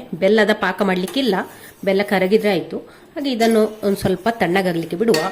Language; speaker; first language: Kannada; native; Kannada